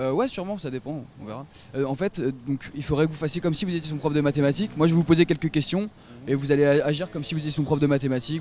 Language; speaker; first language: French; native; French